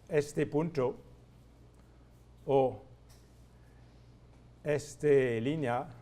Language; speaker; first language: Spanish; non-native, fluent; French